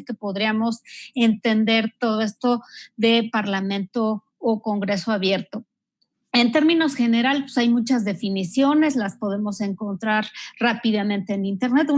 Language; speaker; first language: Spanish; native; Spanish